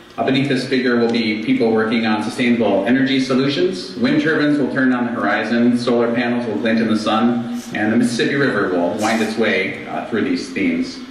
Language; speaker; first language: English; native; English